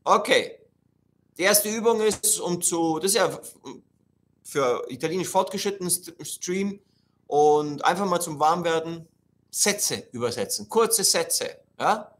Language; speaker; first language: German; non-native, fluent; Italian